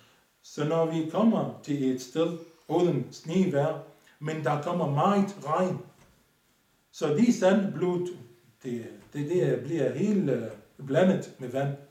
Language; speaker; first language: Danish; non-native, fluent; Arabic